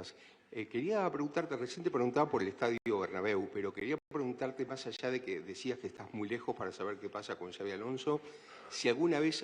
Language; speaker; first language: Spanish; native; Spanish